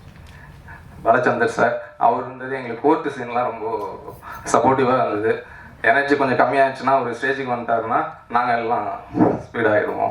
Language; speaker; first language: Tamil; native; Tamil